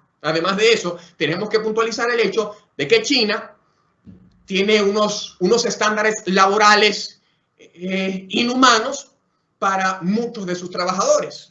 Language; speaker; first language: Spanish; native; Spanish